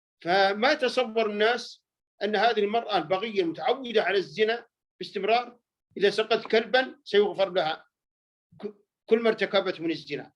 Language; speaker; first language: Arabic; native; Arabic